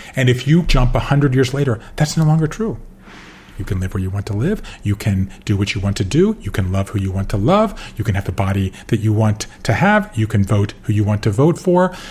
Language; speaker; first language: English; native; English